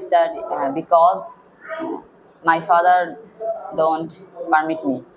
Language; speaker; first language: English; non-native, learner; Bangla